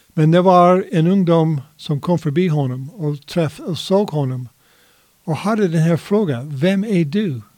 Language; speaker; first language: Swedish; non-native, fluent; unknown